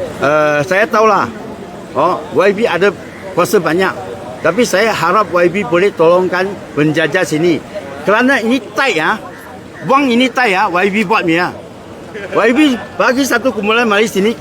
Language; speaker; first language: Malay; non-native, local second language; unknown